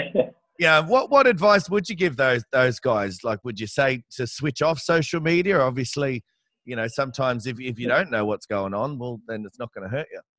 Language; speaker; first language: English; native; English